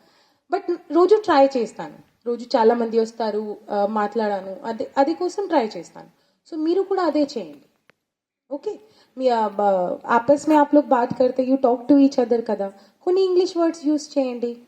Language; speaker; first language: Telugu; non-native, learner; Hindi